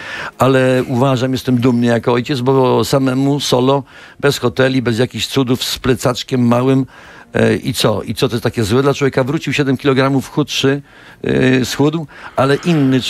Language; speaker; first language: Polish; native; Polish